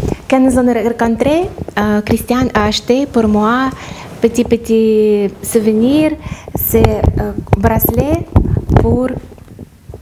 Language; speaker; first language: French; non-native, learner; Russian